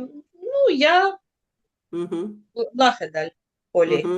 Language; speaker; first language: Estonian; non-native, learner; Russian